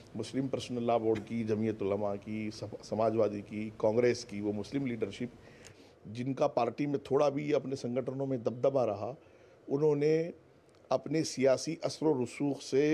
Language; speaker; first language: Hindi; native; Hindi